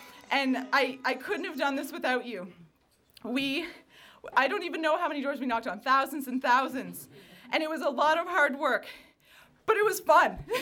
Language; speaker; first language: English; native; English